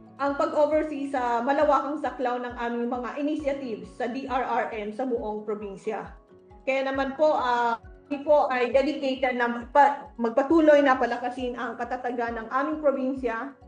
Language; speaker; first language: Filipino; non-native, local second language; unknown